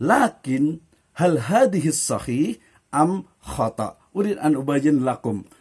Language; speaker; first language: Arabic; non-native, fluent; Indonesian